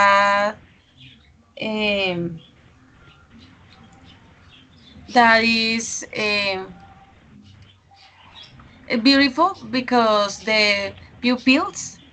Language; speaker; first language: English; non-native, learner; Spanish